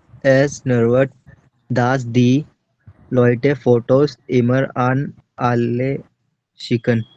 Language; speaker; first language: German; non-native, learner; Hindi